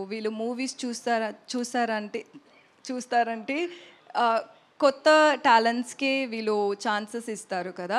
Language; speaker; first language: Telugu; non-native, learner; Tamil